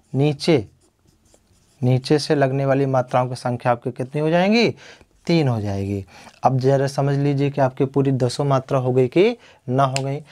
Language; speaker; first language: Hindi; native; Hindi